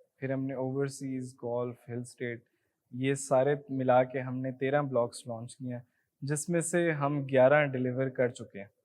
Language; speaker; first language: Urdu; native; Urdu